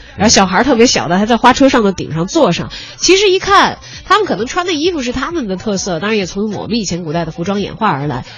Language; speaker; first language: Chinese; native; Chinese